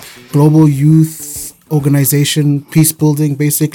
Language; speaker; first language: English; non-native, local second language; Shona